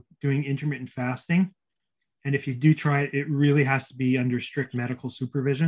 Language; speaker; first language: English; native; English